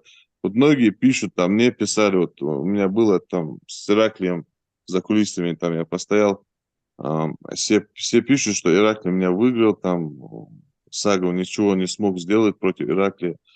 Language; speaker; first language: Russian; native; Russian